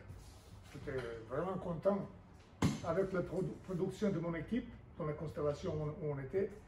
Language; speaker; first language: French; non-native, fluent; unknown